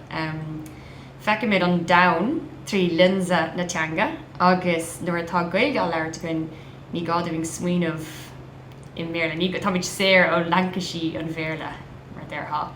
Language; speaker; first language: Irish; non-native, local second language; English